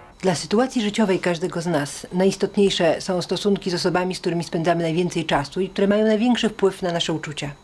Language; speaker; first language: Polish; native; Polish